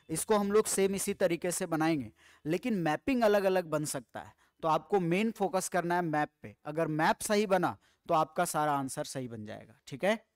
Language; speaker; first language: Hindi; native; Hindi